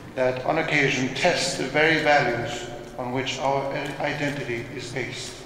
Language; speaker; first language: English; non-native, fluent; Spanish